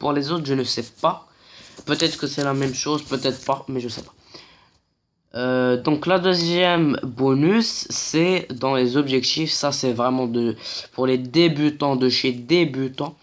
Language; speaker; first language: French; native; French